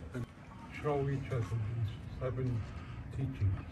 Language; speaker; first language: English; native; English